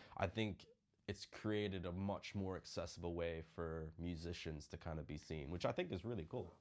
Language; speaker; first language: English; non-native, local second language; Filipino